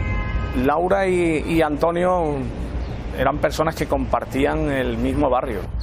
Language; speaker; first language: Spanish; native; Spanish